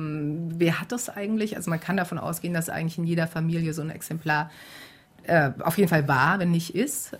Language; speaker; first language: German; native; German